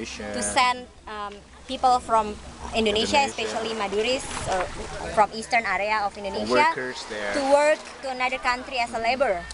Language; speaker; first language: English; non-native, learner; Indonesian